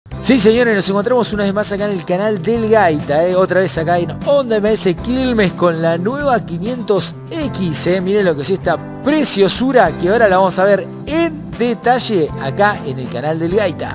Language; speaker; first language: Spanish; native; Spanish